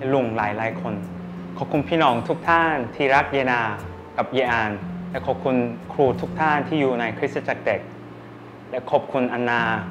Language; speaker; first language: Thai; non-native, fluent; Korean